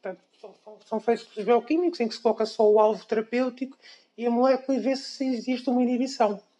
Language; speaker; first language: Portuguese; native; Portuguese